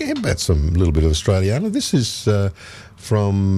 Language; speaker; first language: English; native; English